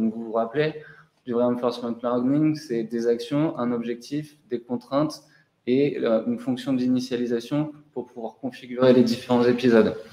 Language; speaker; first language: French; native; French